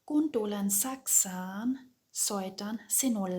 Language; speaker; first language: Finnish; non-native, fluent; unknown